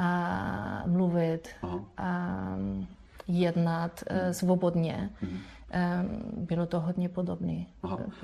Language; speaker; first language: Czech; non-native, fluent; Spanish